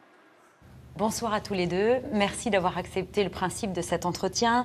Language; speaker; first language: French; native; French